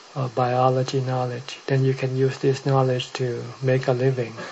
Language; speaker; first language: English; non-native, fluent; Thai